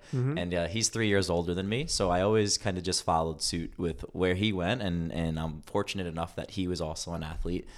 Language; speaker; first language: English; early bilingual, other home language; Greek